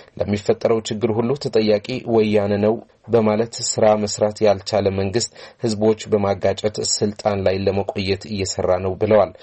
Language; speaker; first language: Amharic; non-native, local second language; Tigrinya